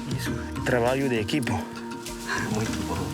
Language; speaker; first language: Portuguese; non-native, learner; French